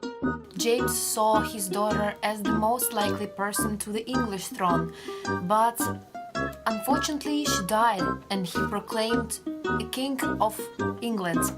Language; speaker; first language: English; non-native, learner; Russian